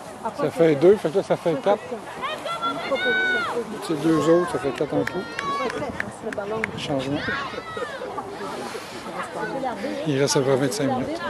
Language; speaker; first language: French; native; French